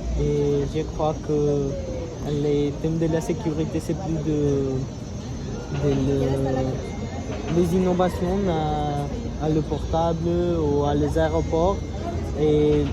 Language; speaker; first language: French; non-native, learner; Spanish